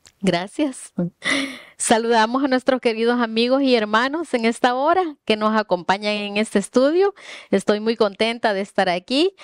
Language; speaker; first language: Spanish; native; Spanish